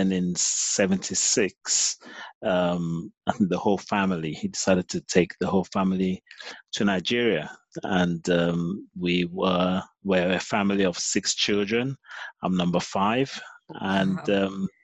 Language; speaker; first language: English; native; English